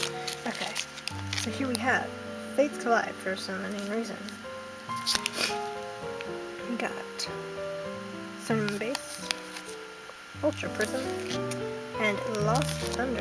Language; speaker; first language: English; native; English